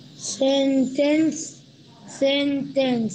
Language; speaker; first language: German; non-native, learner; Spanish